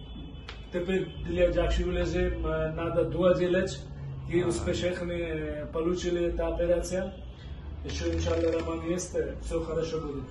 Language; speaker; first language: Russian; non-native, learner; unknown